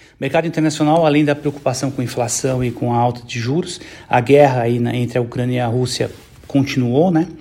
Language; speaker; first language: Portuguese; native; Portuguese